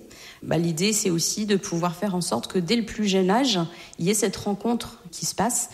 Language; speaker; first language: French; native; French